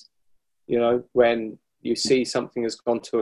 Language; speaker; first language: English; native; English